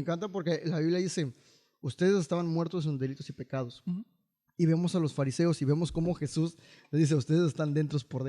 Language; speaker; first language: Spanish; native; Spanish